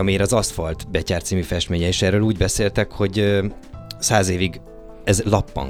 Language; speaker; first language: Hungarian; native; Hungarian